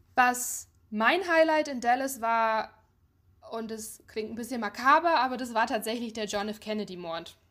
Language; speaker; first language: German; native; German